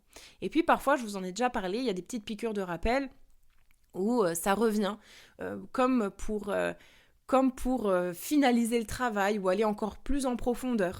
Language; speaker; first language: French; native; French